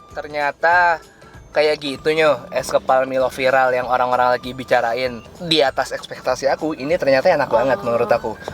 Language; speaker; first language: Indonesian; native; Indonesian